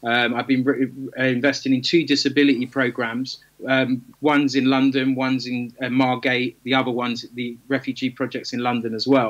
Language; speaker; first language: English; native; English